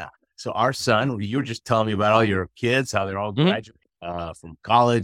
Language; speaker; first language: English; early bilingual, other home language; Spanish